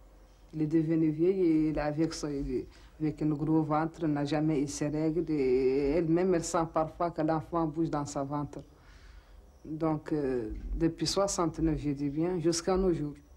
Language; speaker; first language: French; non-native, local second language; Arabic